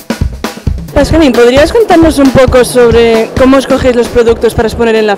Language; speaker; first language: Spanish; native; Spanish